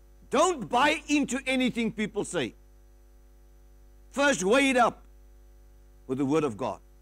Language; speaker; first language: English; non-native, local second language; Afrikaans